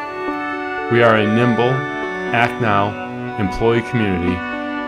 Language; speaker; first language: English; native; English